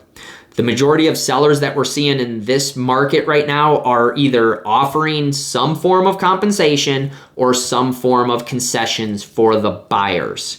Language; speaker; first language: English; native; English